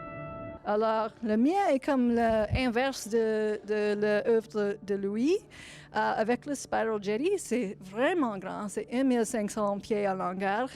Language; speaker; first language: French; non-native, learner; English